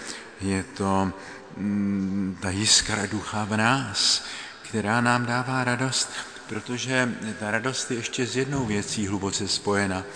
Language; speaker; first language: Czech; native; Czech